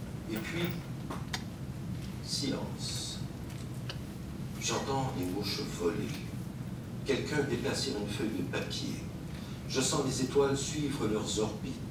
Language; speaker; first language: French; native; French